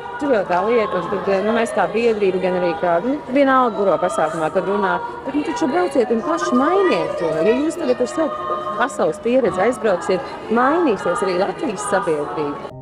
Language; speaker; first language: Latvian; native; Latvian